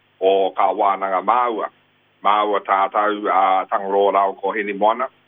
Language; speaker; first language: Māori; non-native, local second language; English